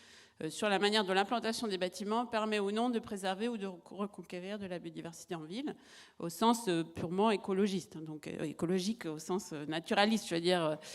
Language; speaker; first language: French; native; French